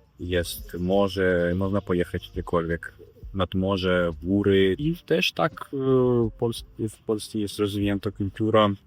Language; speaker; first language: Polish; non-native, fluent; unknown